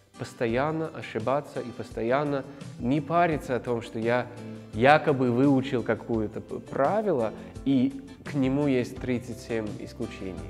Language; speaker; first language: Russian; non-native, fluent; English